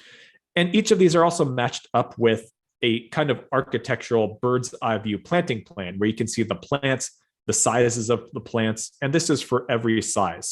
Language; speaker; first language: English; native; English